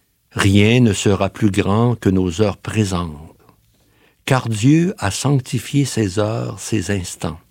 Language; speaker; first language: French; native; French